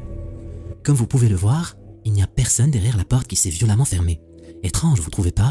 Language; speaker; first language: French; native; French